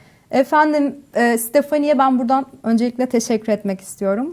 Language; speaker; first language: Turkish; native; Turkish